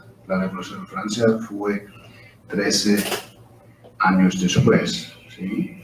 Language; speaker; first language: Spanish; non-native, fluent; German